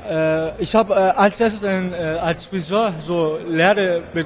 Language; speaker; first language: German; non-native, local second language; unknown